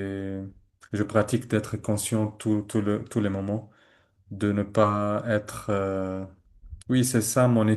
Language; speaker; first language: French; non-native, learner; Arabic